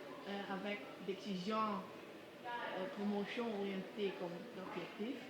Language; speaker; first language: French; non-native, learner; Dutch